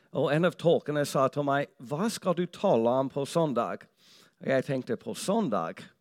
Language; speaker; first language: Norwegian; non-native, fluent; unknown